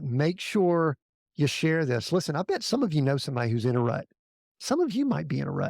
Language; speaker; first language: English; native; English